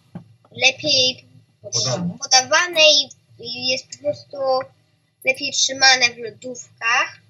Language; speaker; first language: Polish; early bilingual, heritage; Polish